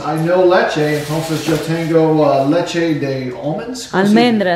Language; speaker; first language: Spanish; non-native, learner; English